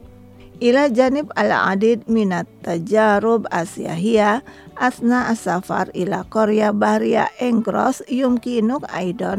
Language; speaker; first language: Arabic; non-native, fluent; Indonesian